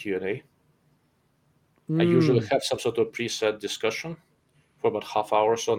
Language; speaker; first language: English; non-native, fluent; Russian